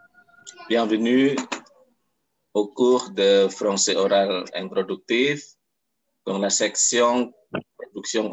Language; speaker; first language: French; non-native, fluent; Indonesian